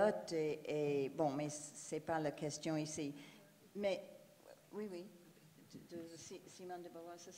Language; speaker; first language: French; non-native, fluent; English